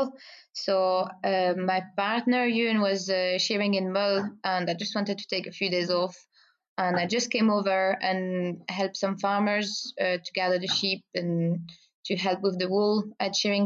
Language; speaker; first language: English; non-native, fluent; French